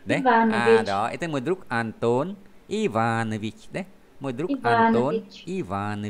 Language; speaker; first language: Russian; non-native, fluent; Vietnamese